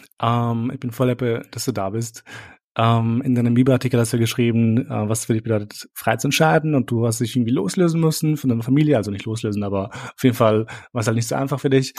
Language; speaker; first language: German; early bilingual, other home language; Albanian